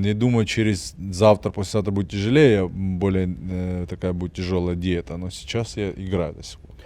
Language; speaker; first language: Russian; non-native, fluent; Georgian